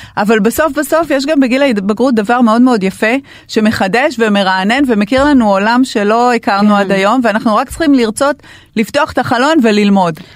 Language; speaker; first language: Hebrew; native; Hebrew